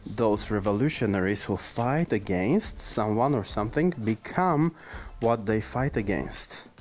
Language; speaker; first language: English; non-native, fluent; Armenian